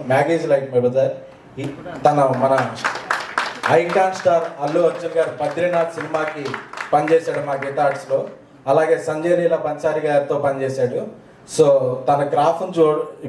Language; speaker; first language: Telugu; native; Telugu